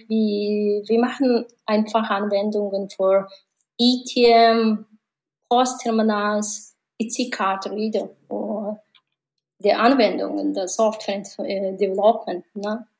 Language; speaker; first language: German; non-native, learner; Mongolian